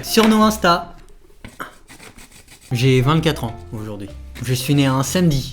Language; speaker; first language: French; native; French